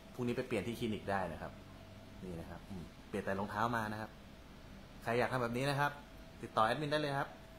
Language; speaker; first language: Thai; native; Thai